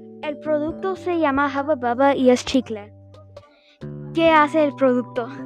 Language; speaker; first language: Spanish; non-native, learner; English